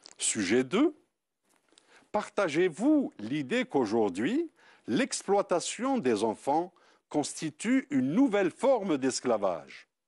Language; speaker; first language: French; non-native, local second language; Arabic